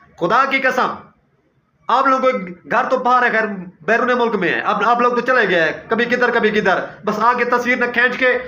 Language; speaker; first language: Urdu; non-native, local second language; Saraiki